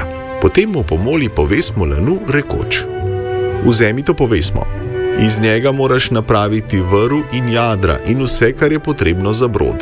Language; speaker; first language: Slovenian; native; Slovenian